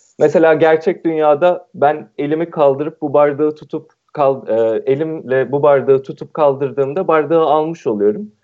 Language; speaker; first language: Turkish; native; Turkish